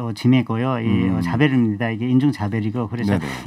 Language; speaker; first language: Korean; non-native, fluent; Nepali